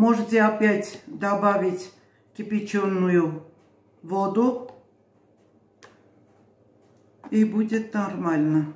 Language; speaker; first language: Russian; non-native, fluent; Armenian